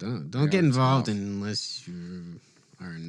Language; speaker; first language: English; native; English